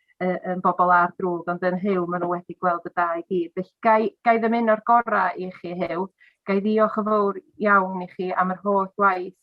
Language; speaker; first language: Welsh; native; Welsh